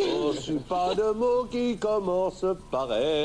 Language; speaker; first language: French; native; French